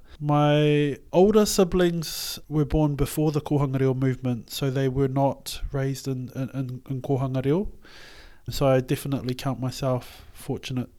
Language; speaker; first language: English; native; English